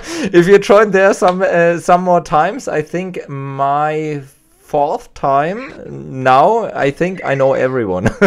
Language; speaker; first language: English; non-native, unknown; German